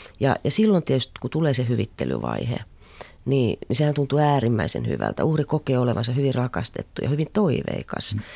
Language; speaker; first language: Finnish; native; Finnish